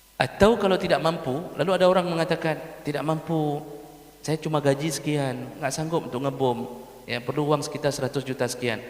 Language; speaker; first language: Malay; non-native, local second language; Achinese